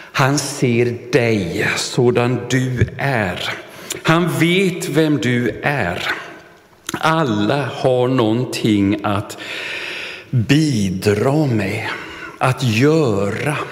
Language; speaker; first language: Swedish; native; Swedish